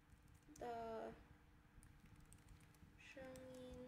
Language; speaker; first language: Chinese; non-native, learner; Vietnamese